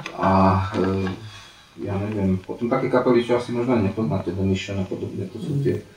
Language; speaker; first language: Slovak; non-native, local second language; Hungarian